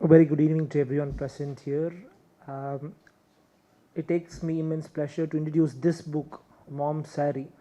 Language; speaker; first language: English; non-native, local second language; Tamil